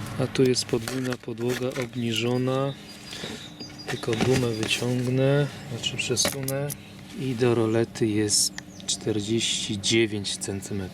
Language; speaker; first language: Polish; native; Polish